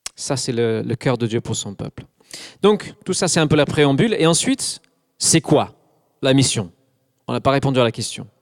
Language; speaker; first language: French; non-native, fluent; English